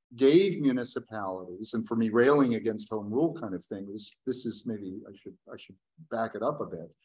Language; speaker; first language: English; native; English